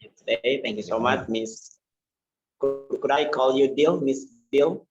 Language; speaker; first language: English; non-native, learner; Indonesian